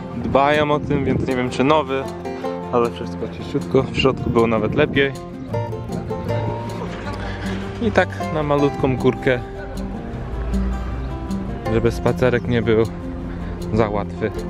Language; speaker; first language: Polish; non-native, learner; English